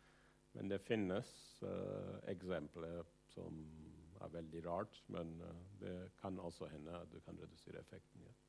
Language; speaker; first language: Norwegian; non-native, fluent; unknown